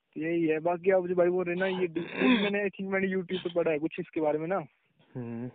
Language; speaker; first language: Hindi; native; Hindi